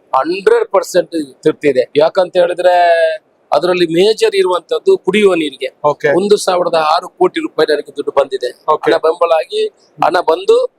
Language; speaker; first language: Kannada; non-native, local second language; Tulu